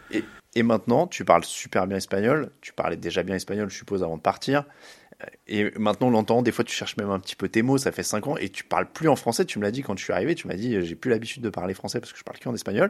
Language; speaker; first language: French; native; French